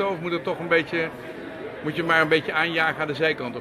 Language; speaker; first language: Dutch; native; Dutch